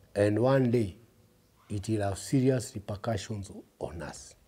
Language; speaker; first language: English; early bilingual, other home language; Kikuyu